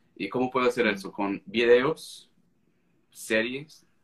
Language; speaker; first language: Spanish; non-native, fluent; English